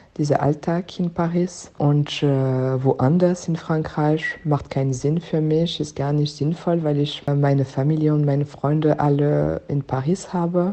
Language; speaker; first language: German; non-native, fluent; French